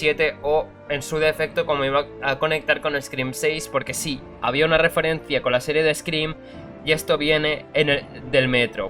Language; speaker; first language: Spanish; native; Spanish